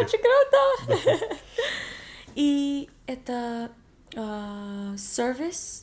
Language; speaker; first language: Russian; non-native, learner; English